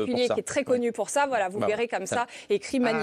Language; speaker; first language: French; native; French